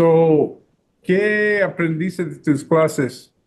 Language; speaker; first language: Spanish; early bilingual, heritage; English